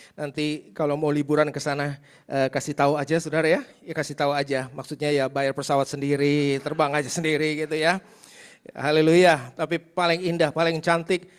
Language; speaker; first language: Indonesian; native; Indonesian